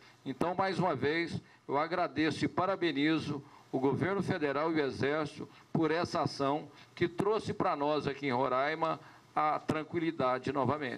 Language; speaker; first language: Portuguese; native; Portuguese